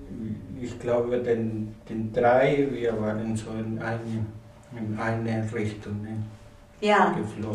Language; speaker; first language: German; non-native, learner; Spanish